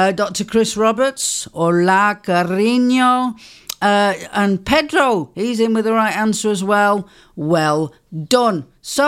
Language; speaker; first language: English; native; English